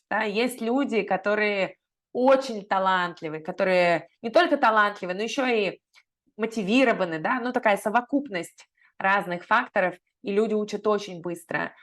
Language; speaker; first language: Russian; native; Russian